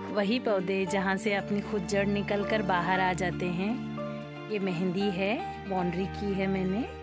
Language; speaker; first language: Hindi; native; Hindi